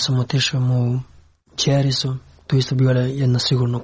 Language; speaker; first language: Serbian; non-native, learner; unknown